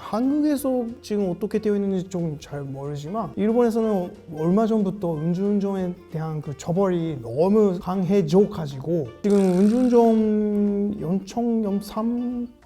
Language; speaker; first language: Korean; non-native, fluent; Japanese